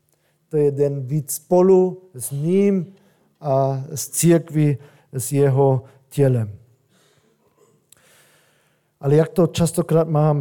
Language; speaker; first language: Czech; non-native, fluent; German